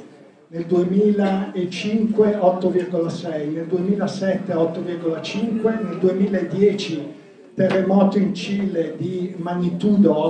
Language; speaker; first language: Italian; native; Italian